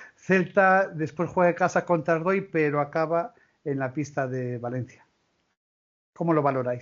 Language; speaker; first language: Spanish; non-native, local second language; Galician